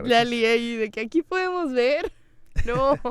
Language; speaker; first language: Spanish; native; Spanish